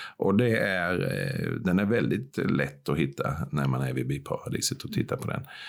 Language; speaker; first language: Swedish; native; Swedish